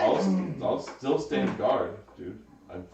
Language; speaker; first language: English; native; English